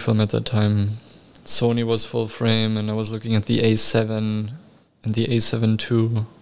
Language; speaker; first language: English; non-native, fluent; German